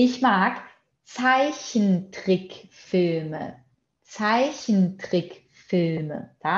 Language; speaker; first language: German; non-native, fluent; Portuguese